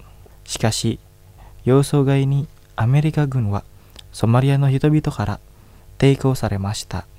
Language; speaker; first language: Japanese; non-native, fluent; Indonesian